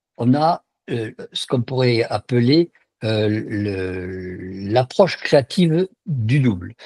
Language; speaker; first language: French; native; French